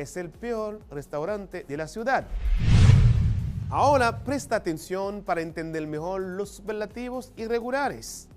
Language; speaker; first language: Spanish; non-native, fluent; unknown